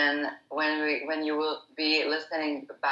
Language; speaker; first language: English; non-native, fluent; Arabic